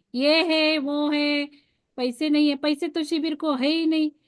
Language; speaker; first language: Hindi; non-native, local second language; Marathi